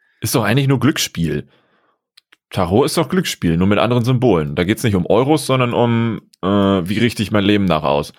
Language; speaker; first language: German; native; German